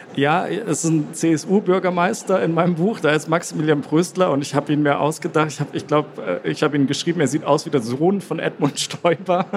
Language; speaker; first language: German; native; German